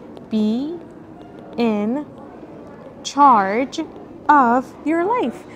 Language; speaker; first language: English; non-native, fluent; Persian